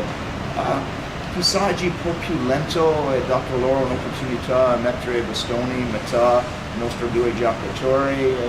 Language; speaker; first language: Italian; non-native, fluent; English